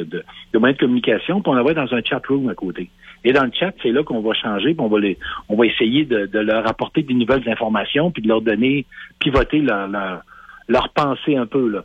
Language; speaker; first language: French; native; French